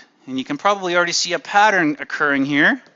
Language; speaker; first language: English; native; English